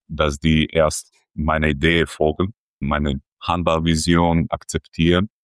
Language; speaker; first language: German; non-native, fluent; Croatian